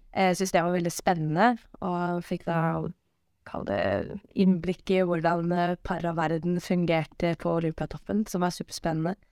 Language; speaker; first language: Norwegian; native; Norwegian